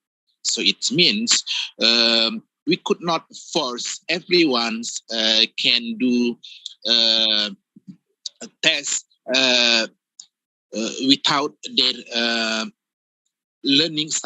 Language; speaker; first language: English; non-native, fluent; Indonesian